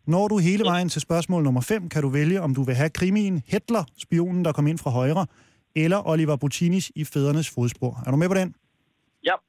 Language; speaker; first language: Danish; native; Danish